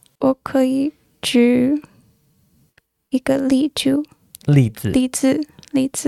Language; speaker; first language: Chinese; non-native, learner; English